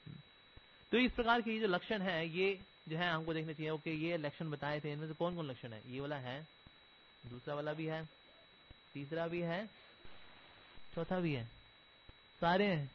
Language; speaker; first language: Hindi; native; Hindi